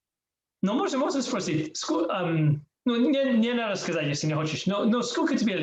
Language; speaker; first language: Russian; non-native, learner; English